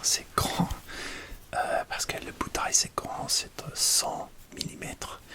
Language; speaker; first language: French; non-native, learner; English